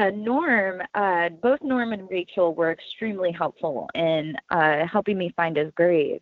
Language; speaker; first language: English; native; English